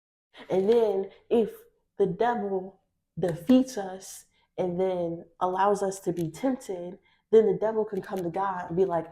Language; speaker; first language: English; native; English